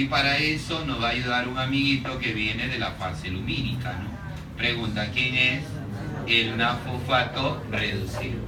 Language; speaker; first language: Spanish; native; Spanish